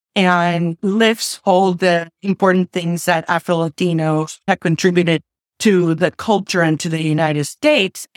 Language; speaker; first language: English; non-native, fluent; Spanish